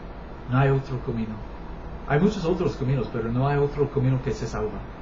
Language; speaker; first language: Spanish; non-native, learner; English